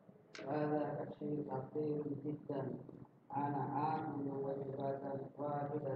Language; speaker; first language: Arabic; non-native, learner; Indonesian